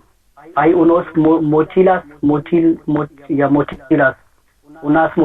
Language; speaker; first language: Spanish; non-native, learner; English